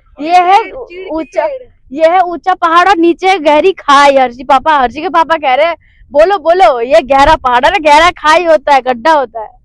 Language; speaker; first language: Hindi; non-native, local second language; Bangla